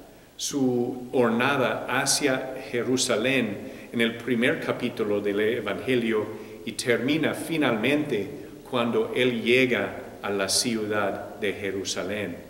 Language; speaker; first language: Spanish; non-native, fluent; English